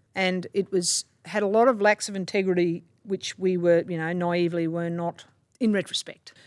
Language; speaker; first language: English; native; English